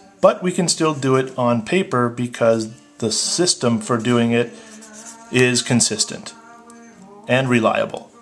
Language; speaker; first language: English; native; English